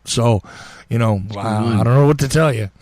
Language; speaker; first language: English; native; English